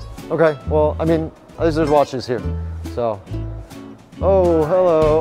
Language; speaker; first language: English; early bilingual, other home language; Chinese